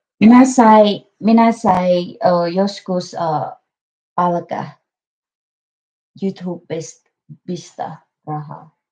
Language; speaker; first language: Finnish; non-native, learner; Thai